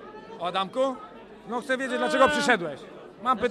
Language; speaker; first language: Polish; native; Polish